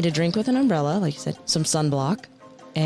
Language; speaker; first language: English; native; English